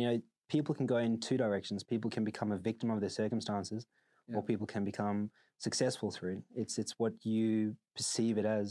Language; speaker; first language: English; native; English